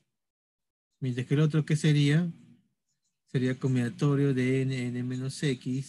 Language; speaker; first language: Spanish; native; Spanish